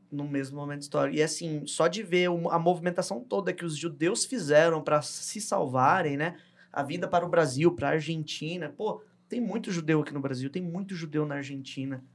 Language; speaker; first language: Portuguese; native; Portuguese